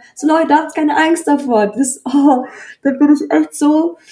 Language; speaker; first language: German; native; German